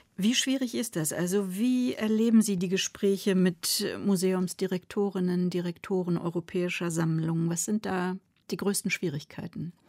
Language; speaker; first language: German; native; German